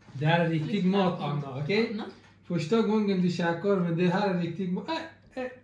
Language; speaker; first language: Swedish; early bilingual, other home language; Turkish